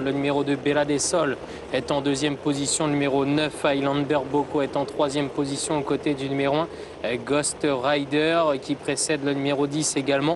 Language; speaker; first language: French; native; French